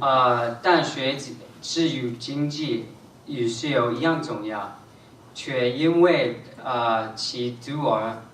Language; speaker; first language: Chinese; non-native, fluent; English